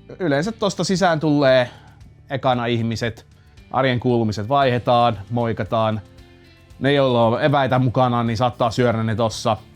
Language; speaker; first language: Finnish; native; Finnish